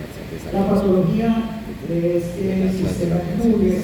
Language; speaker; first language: Spanish; native; Spanish